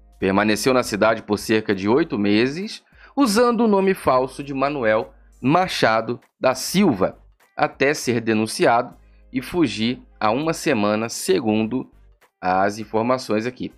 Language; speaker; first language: Portuguese; native; Portuguese